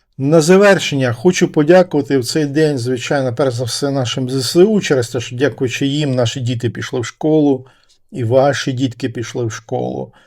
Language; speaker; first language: Ukrainian; native; Ukrainian